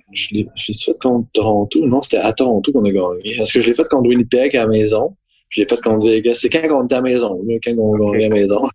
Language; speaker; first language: French; native; French